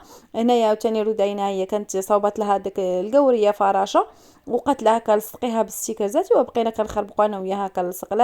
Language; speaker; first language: Arabic; native; Arabic